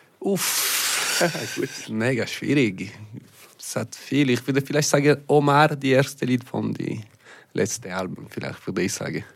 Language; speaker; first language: German; non-native, local second language; French